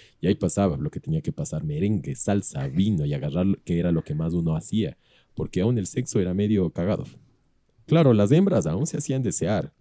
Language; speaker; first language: Spanish; native; Spanish